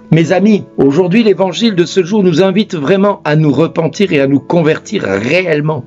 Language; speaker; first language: French; native; French